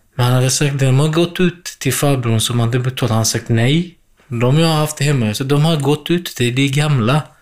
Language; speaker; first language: Swedish; non-native, fluent; Kurdish